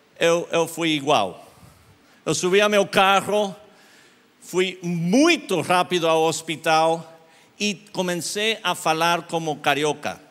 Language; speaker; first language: Portuguese; non-native, learner; English